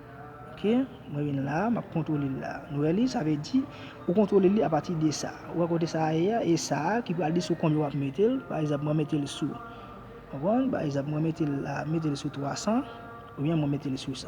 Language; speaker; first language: French; non-native, learner; Haitian Creole